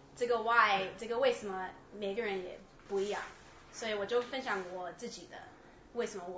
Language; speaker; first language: Chinese; early bilingual, heritage; Chinese